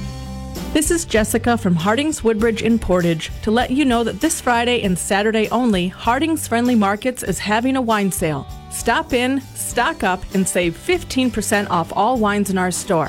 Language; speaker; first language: English; native; English